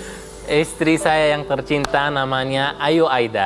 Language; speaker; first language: Indonesian; non-native, fluent; Arabic